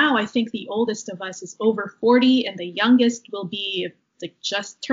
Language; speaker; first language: English; non-native, local second language; Filipino